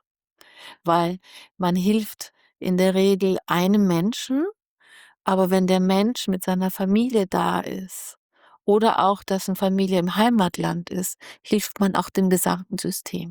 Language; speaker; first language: German; native; German